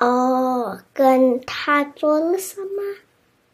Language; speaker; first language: Chinese; early bilingual, heritage; English